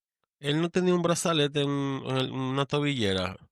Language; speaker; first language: Spanish; native; Spanish